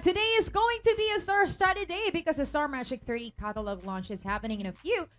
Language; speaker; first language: English; non-native, local second language; Filipino